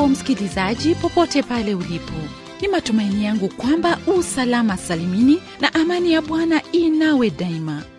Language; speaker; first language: Swahili; non-native, local second language; Luo (Kenya and Tanzania)